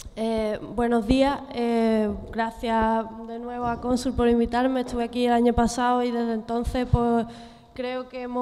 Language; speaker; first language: Spanish; native; Spanish